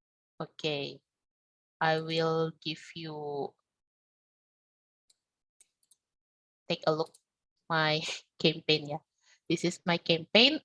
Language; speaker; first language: English; non-native, learner; Indonesian